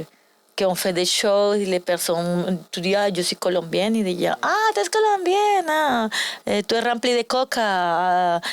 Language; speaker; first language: French; non-native, learner; Spanish